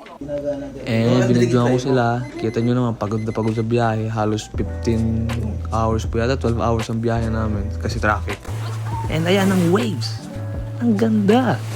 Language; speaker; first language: Filipino; early bilingual, heritage; Filipino